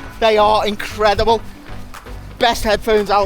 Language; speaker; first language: English; native; English